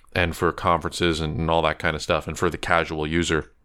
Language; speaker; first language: English; native; English